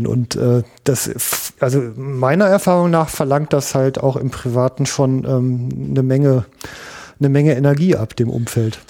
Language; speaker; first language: German; native; German